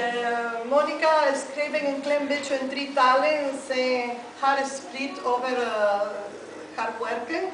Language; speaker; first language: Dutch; non-native, learner; Spanish